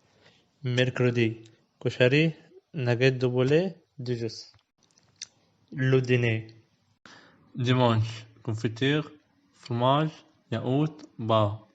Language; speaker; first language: French; non-native, learner; Arabic